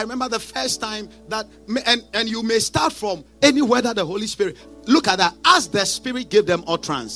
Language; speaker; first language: English; non-native, local second language; Akan